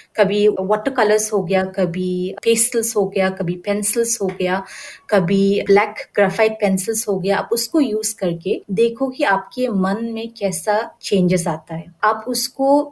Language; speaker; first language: Hindi; non-native, local second language; Garo